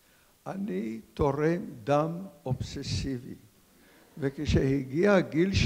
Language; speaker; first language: Hebrew; non-native, fluent; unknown